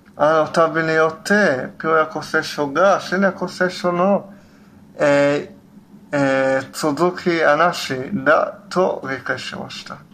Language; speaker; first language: Japanese; non-native, learner; Hebrew